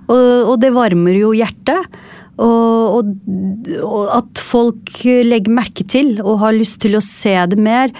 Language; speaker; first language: Norwegian; non-native, fluent; Turkish